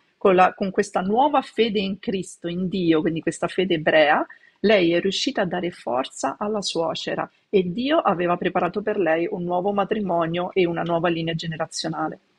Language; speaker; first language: Italian; native; Italian